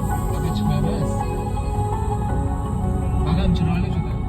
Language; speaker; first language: Korean; non-native, learner; Uzbek